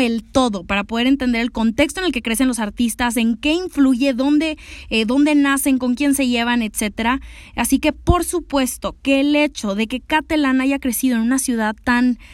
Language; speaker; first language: Spanish; native; Spanish